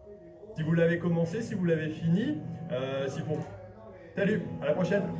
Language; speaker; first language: French; native; French